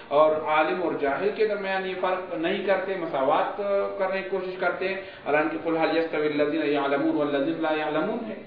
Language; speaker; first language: Urdu; non-native, local second language; Pashto